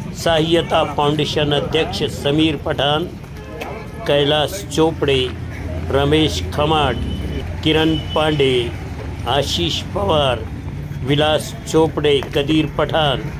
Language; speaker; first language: Hindi; non-native, local second language; Marathi